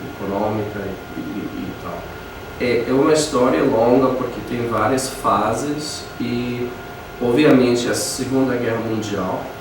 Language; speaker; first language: Portuguese; non-native, fluent; English